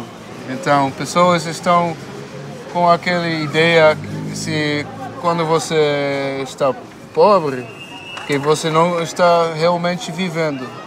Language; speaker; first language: Portuguese; non-native, fluent; Dutch